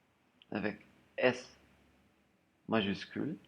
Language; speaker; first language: French; non-native, fluent; German